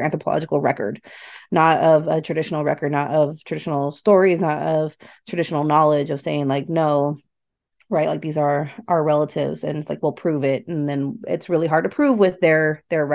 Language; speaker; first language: English; native; English